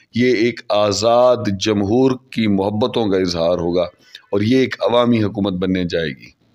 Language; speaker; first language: Urdu; non-native, local second language; Saraiki